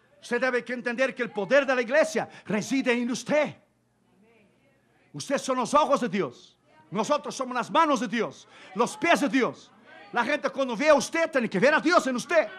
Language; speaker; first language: Spanish; non-native, fluent; Portuguese